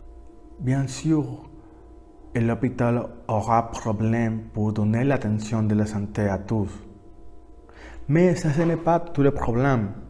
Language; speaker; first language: French; non-native, learner; Spanish